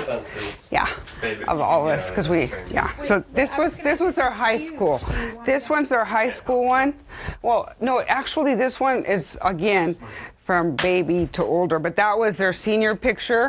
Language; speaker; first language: English; early bilingual, other home language; Spanish